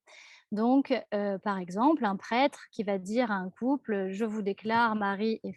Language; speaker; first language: French; native; French